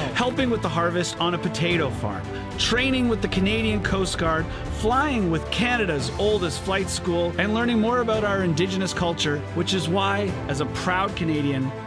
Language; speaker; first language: English; native; English